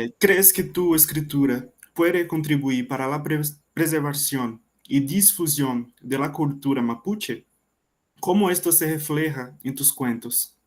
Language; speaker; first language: Spanish; non-native, learner; Portuguese